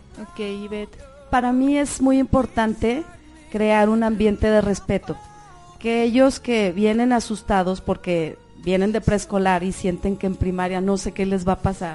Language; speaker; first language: Spanish; native; Spanish